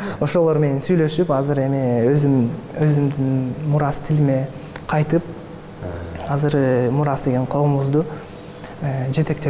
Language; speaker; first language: Kyrgyz; early bilingual, heritage; Kyrgyz